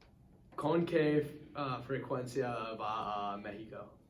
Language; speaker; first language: Spanish; non-native, learner; English